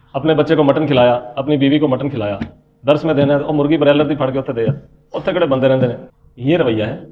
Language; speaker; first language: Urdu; non-native, local second language; Punjabi